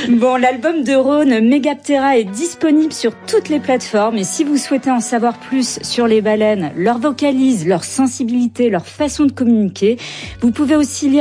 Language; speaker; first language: French; native; French